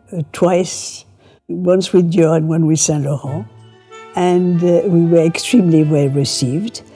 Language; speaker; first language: English; non-native, fluent; French